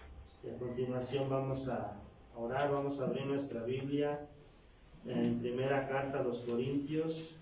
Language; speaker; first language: Spanish; native; Spanish